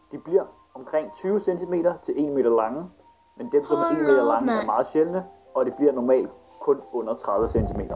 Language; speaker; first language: Danish; native; Danish